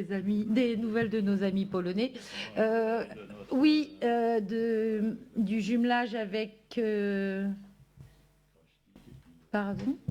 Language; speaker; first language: French; native; French